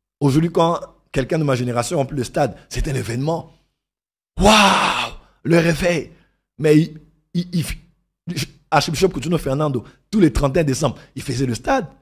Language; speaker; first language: French; non-native, local second language; Lingala